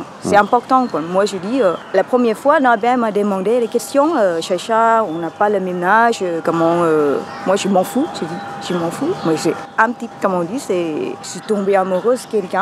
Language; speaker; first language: French; non-native, learner; Thai